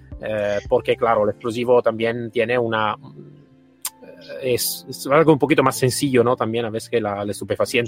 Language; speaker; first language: Spanish; non-native, fluent; Italian